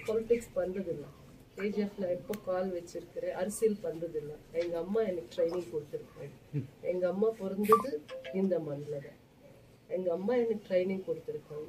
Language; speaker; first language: Tamil; non-native, local second language; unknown